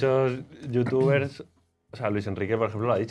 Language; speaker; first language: Spanish; native; Spanish